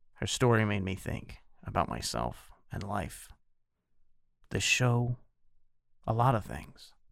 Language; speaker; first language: English; native; English